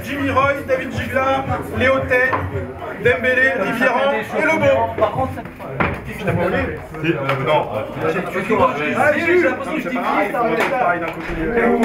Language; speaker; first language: French; native; French